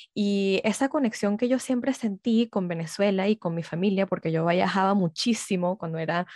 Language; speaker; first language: Spanish; early bilingual, heritage; Spanish